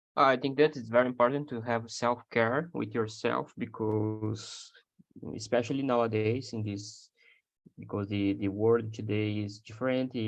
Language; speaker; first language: English; non-native, learner; Portuguese